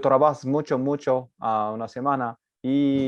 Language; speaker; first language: Spanish; non-native, learner; Japanese